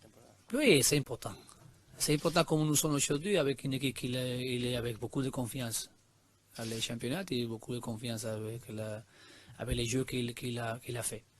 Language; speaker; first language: French; non-native, learner; Spanish